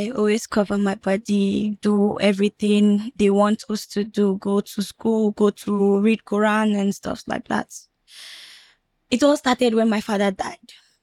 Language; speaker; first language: English; non-native, local second language; Fula